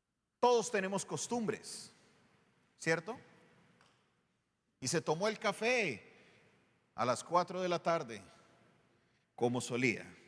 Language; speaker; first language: Spanish; native; Spanish